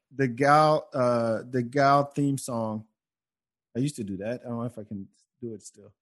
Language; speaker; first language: English; non-native, fluent; Wolof